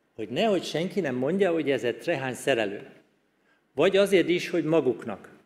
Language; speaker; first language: Hungarian; non-native, fluent; German